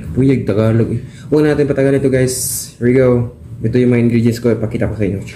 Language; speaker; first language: Filipino; non-native, local second language; Hiligaynon